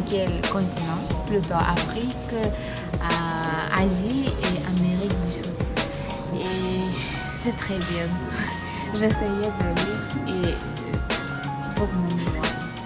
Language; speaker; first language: French; non-native, learner; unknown